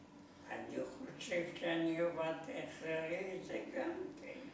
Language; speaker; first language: Hebrew; non-native, learner; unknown